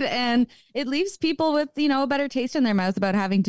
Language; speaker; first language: English; native; English